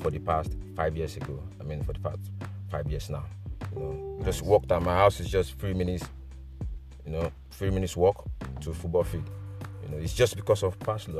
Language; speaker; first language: English; non-native, local second language; Yoruba